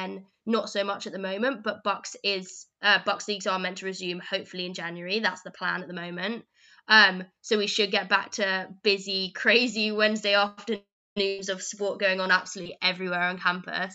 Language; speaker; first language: English; native; English